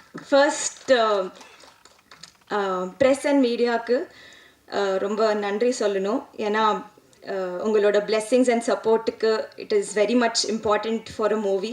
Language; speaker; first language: Tamil; non-native, learner; Telugu